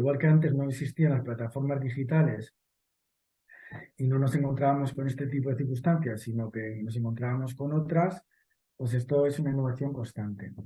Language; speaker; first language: Spanish; native; Spanish